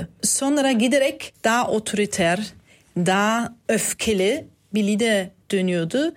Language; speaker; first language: Turkish; non-native, fluent; German